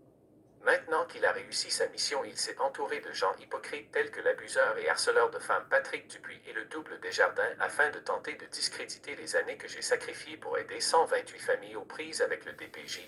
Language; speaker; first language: French; native; French